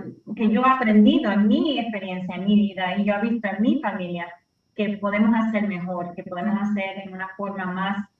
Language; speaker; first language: Spanish; early bilingual, heritage; Spanish